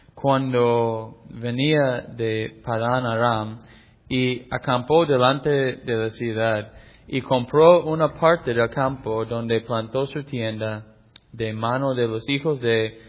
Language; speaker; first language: Spanish; non-native, fluent; English